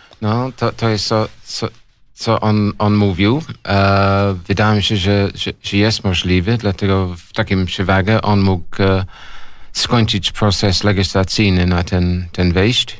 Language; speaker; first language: Polish; non-native, fluent; English